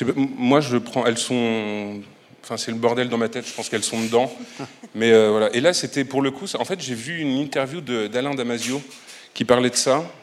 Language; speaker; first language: French; native; French